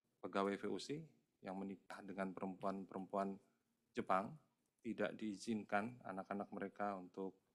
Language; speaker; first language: Indonesian; native; Indonesian